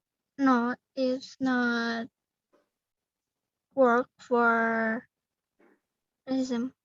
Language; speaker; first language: English; non-native, learner; Indonesian